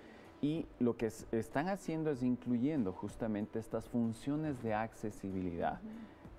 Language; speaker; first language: Spanish; native; Spanish